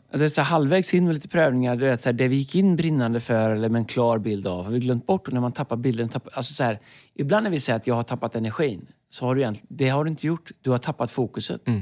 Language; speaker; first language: Swedish; native; Swedish